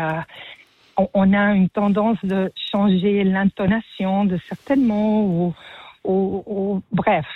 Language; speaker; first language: French; non-native, fluent; English